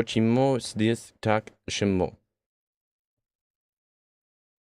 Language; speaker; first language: Russian; non-native, learner; English